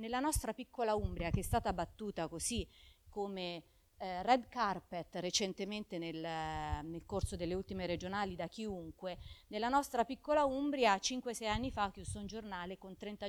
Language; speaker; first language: Italian; native; Italian